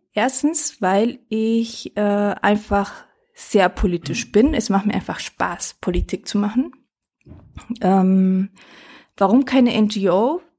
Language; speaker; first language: German; early bilingual, other home language; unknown